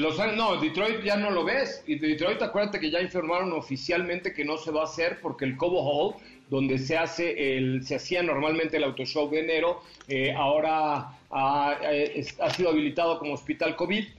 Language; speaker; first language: Spanish; native; Spanish